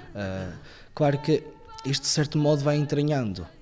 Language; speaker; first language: Portuguese; native; Portuguese